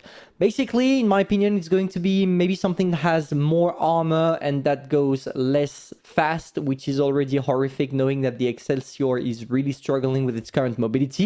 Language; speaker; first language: English; non-native, fluent; French